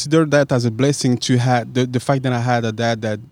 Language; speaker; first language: English; non-native, fluent; French